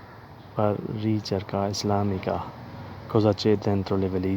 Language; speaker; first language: Italian; non-native, learner; Urdu